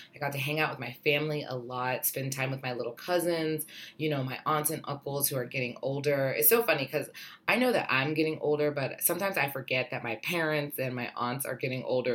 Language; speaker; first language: English; native; English